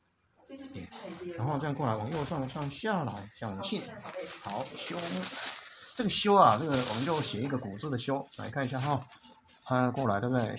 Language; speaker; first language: Chinese; native; Chinese